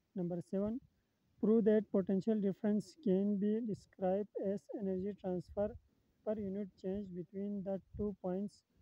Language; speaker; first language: English; non-native, local second language; Urdu